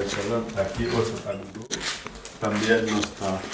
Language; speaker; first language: Spanish; non-native, learner; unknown